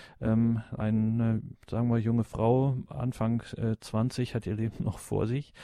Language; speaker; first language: German; native; German